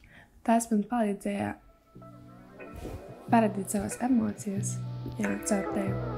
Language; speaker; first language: Latvian; early bilingual, other home language; Ukrainian